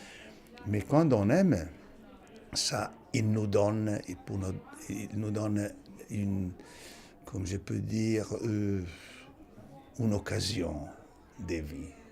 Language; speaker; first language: French; non-native, fluent; Italian